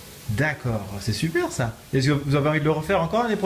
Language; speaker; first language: French; native; French